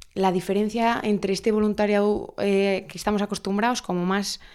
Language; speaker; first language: Spanish; native; Spanish